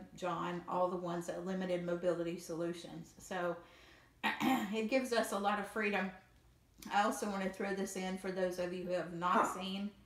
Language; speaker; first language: English; native; English